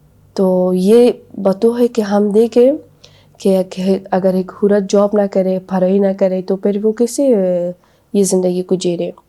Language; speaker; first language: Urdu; non-native, learner; Persian